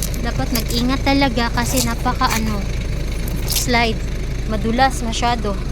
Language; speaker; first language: Filipino; non-native, local second language; Cebuano